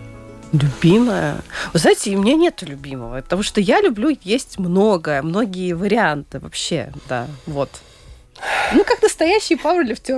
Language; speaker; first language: Russian; native; Russian